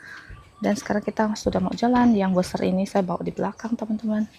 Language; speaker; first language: Indonesian; native; Indonesian